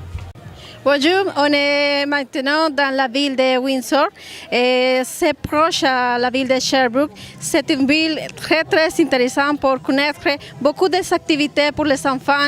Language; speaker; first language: French; non-native, learner; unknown